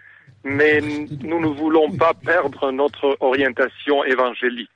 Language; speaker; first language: French; non-native, learner; Serbian